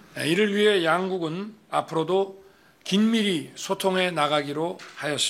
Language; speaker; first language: Korean; native; Korean